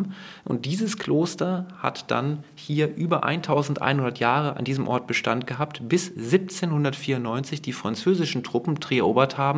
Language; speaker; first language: German; native; German